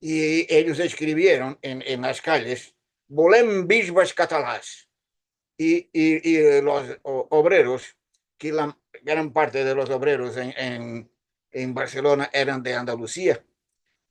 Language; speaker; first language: Spanish; non-native, fluent; Portuguese